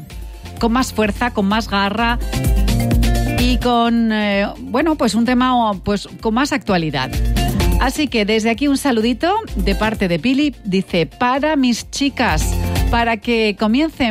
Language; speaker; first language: Spanish; native; Spanish